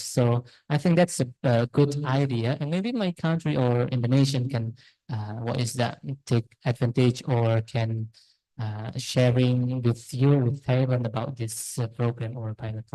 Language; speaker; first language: English; non-native, fluent; Indonesian